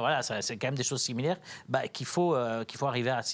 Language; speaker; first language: French; native; French